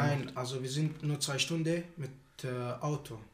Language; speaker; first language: German; non-native, learner; Arabic